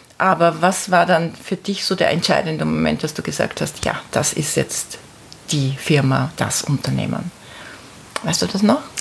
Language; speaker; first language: German; native; German